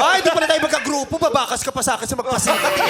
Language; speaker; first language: Filipino; native; Filipino